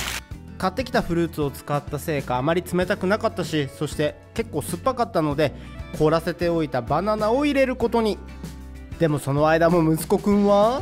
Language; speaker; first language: Japanese; native; Japanese